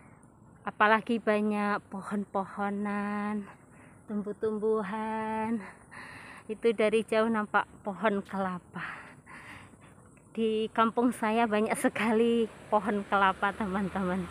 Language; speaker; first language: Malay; non-native, local second language; Javanese